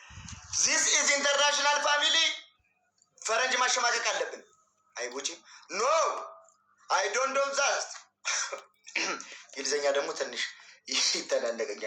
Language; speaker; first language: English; non-native, learner; Amharic